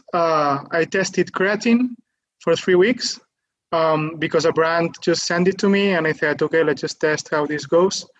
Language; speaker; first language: English; non-native, fluent; Catalan